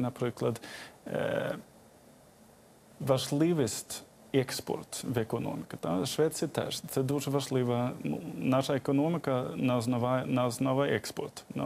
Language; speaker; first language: Ukrainian; non-native, fluent; Swedish